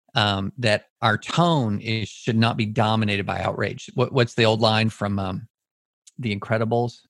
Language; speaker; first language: English; native; English